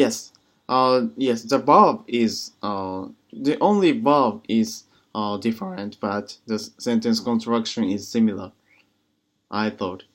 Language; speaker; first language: English; non-native, learner; Japanese